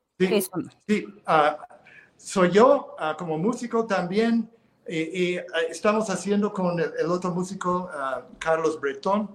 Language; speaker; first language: Spanish; non-native, fluent; English